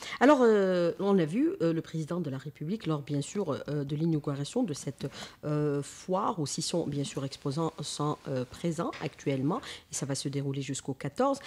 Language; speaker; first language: French; non-native, local second language; Arabic